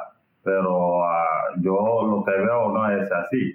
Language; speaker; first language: Spanish; non-native, learner; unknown